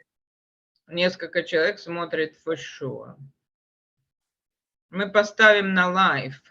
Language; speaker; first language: Russian; native; Russian